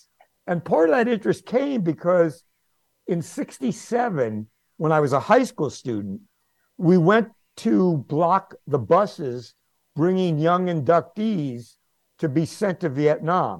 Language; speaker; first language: English; native; English